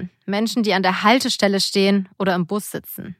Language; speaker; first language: German; native; German